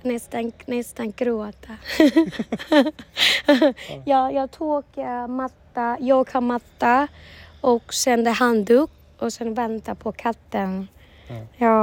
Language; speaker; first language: Swedish; non-native, learner; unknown